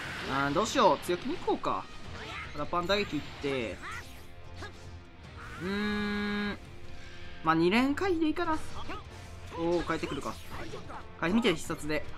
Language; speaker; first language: Japanese; native; Japanese